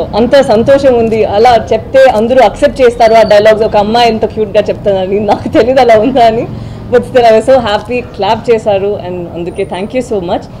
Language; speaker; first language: Telugu; non-native, learner; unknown